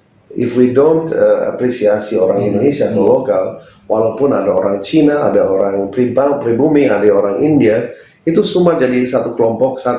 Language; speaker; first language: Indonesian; non-native, fluent; English